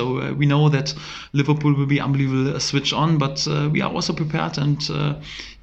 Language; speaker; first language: English; non-native, fluent; German